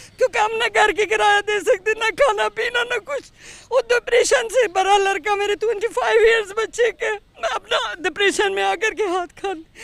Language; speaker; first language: Hindi; non-native, fluent; Persian